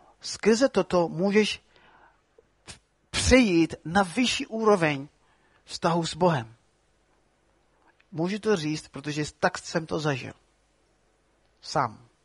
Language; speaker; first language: Czech; non-native, fluent; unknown